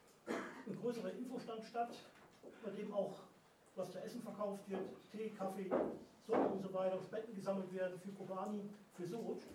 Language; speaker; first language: German; native; German